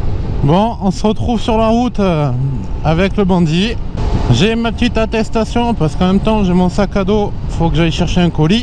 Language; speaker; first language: French; native; French